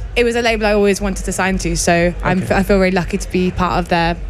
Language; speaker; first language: English; native; English